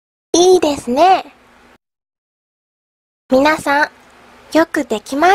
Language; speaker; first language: Japanese; non-native, fluent; Chinese